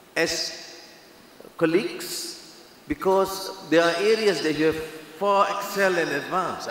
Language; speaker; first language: English; non-native, local second language; Malay